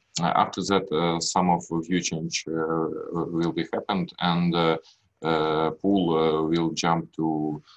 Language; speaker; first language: English; non-native, learner; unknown